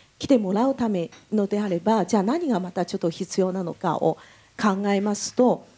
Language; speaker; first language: Japanese; non-native, fluent; Chinese